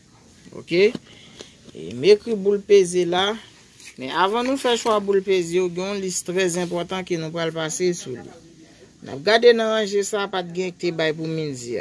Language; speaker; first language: French; non-native, local second language; Haitian Creole